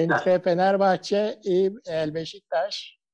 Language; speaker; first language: Spanish; non-native, learner; Turkish